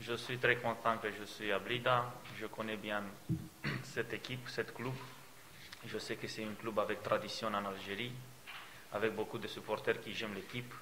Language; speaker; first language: French; non-native, fluent; Romanian